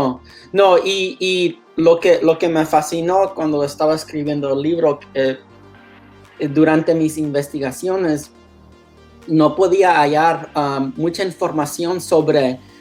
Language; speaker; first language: Spanish; early bilingual, heritage; Spanish